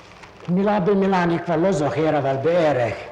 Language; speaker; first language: Hebrew; non-native, fluent; Hungarian